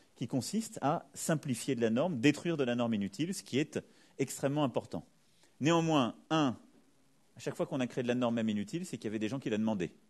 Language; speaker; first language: French; native; French